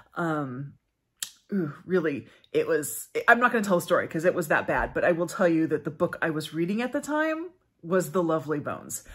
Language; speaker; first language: English; native; English